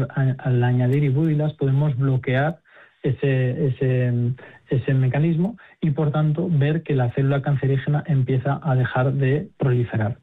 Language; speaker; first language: Spanish; native; Spanish